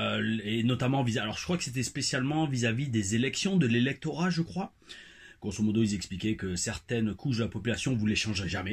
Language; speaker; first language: French; native; French